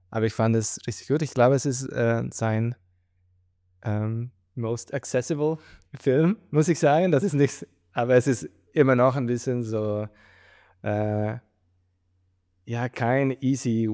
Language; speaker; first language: German; non-native, fluent; Spanish